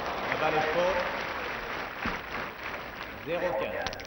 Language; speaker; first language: French; native; French